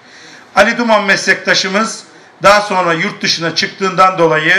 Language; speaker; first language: Turkish; native; Turkish